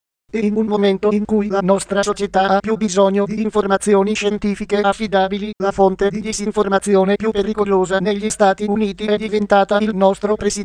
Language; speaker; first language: Italian; native; Italian